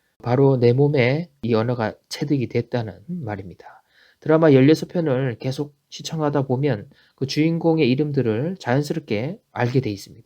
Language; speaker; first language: Korean; native; Korean